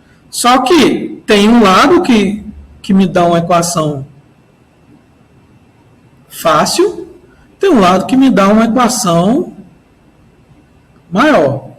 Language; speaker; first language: Portuguese; native; Portuguese